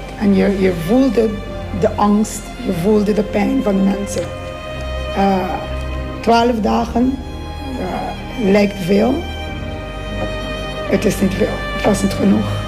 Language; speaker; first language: Dutch; non-native, local second language; Papiamento